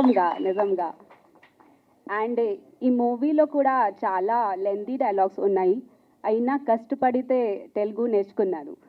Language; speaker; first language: Telugu; non-native, local second language; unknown